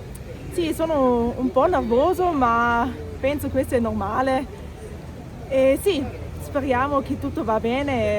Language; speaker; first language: Italian; non-native, local second language; German